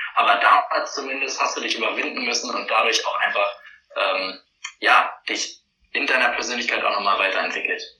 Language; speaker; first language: German; native; German